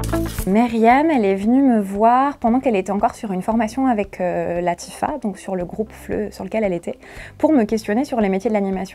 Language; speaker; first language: French; native; French